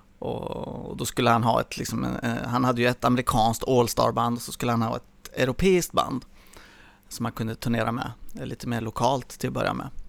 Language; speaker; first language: Swedish; early bilingual, other home language; Spanish